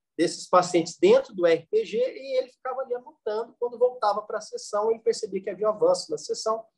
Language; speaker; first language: Portuguese; native; Portuguese